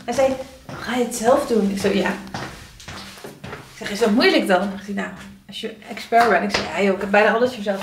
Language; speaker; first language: Dutch; native; Dutch